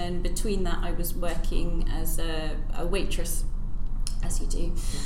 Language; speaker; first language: English; native; English